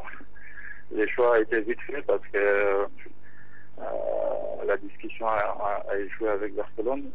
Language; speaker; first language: French; non-native, local second language; Bambara